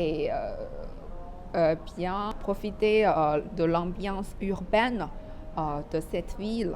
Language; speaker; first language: French; non-native, fluent; Chinese